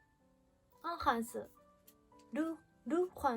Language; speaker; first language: French; non-native, learner; Japanese